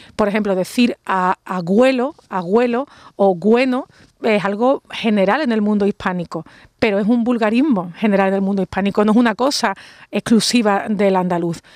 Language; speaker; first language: Spanish; native; Spanish